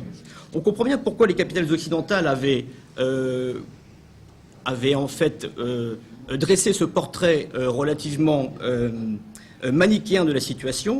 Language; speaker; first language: French; native; French